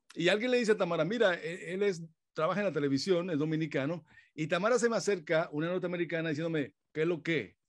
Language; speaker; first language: Spanish; native; Spanish